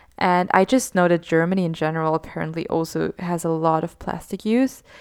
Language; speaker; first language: English; non-native, fluent; German